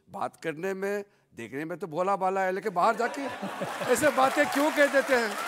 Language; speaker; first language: Hindi; non-native, local second language; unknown